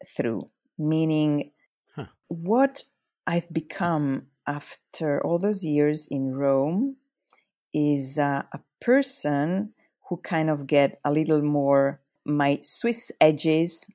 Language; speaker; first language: English; non-native, fluent; Italian